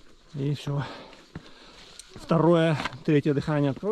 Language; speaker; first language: Russian; native; Russian